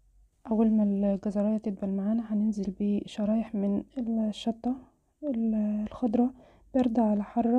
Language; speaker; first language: Arabic; native; Arabic